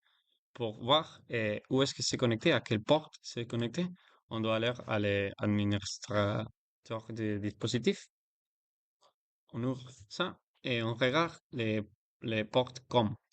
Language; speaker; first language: French; non-native, learner; Spanish